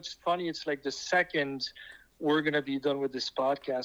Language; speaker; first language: English; non-native, fluent; French